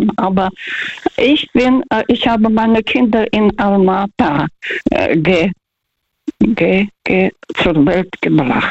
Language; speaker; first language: German; non-native, fluent; Russian